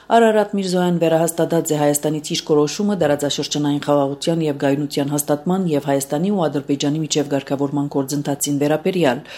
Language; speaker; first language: Armenian; early bilingual, heritage; Armenian